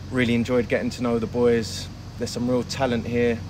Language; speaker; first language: English; native; English